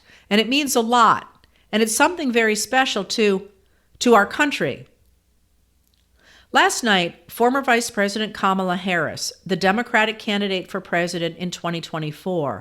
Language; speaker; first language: English; native; English